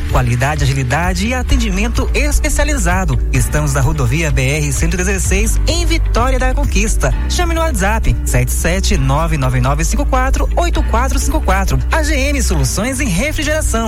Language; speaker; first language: Portuguese; native; Portuguese